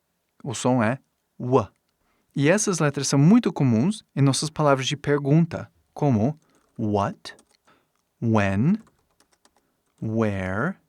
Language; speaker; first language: Portuguese; non-native, fluent; English